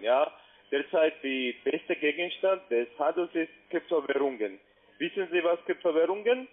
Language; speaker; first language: German; non-native, learner; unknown